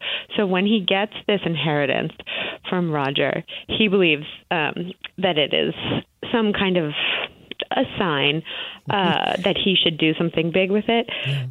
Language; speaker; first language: English; native; English